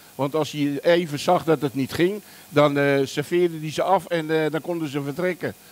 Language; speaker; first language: Dutch; early bilingual, other home language; German